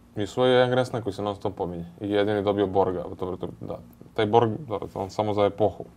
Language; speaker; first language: Serbian; native; Serbian